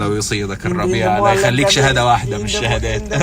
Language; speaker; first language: Arabic; native; Arabic